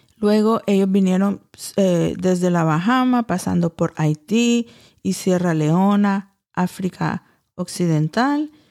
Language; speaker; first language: Spanish; early bilingual, heritage; Spanish